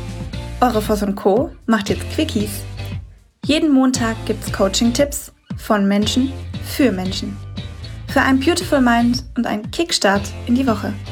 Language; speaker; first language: German; native; German